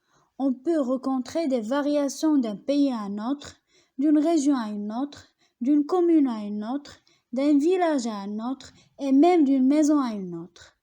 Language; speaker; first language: French; non-native, local second language; Arabic